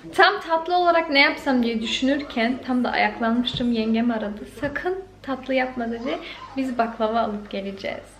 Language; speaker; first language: Turkish; early bilingual, heritage; Turkish